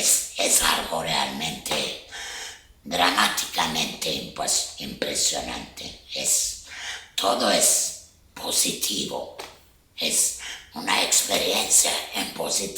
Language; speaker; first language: Spanish; non-native, fluent; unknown